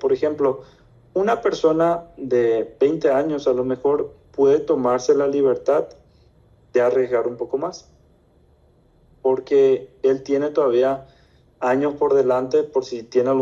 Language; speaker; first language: Spanish; native; Spanish